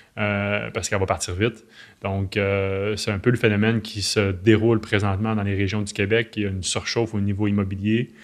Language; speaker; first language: French; native; French